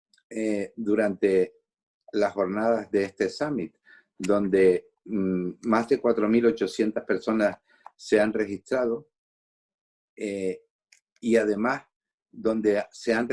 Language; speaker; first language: Spanish; native; Spanish